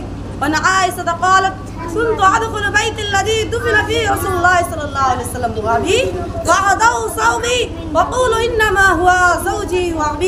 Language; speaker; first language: Arabic; non-native, learner; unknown